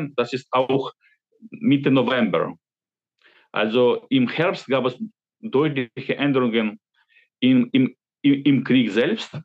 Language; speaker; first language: German; non-native, fluent; Ukrainian